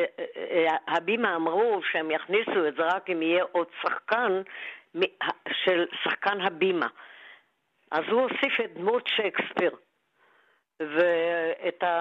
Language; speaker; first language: Hebrew; non-native, local second language; German